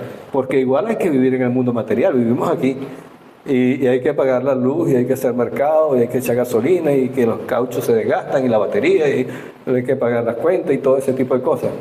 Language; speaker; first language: Spanish; native; Spanish